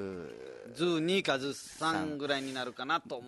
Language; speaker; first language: Japanese; non-native, fluent; Nepali